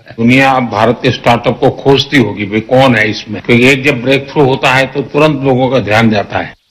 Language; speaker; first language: Hindi; non-native, local second language; Gujarati